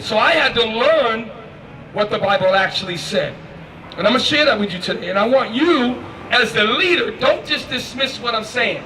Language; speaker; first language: English; native; English